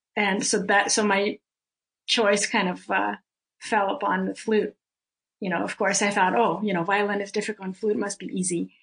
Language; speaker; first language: English; early bilingual, other home language; Russian